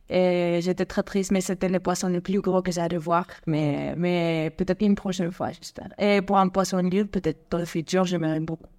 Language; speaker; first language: French; non-native, fluent; Spanish